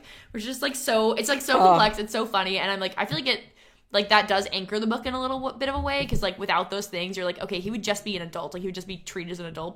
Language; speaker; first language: English; native; English